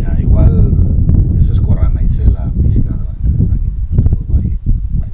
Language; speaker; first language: Basque; non-native, local second language; Spanish